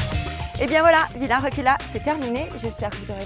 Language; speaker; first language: French; native; French